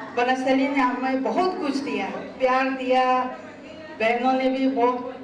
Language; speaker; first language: Hindi; non-native, local second language; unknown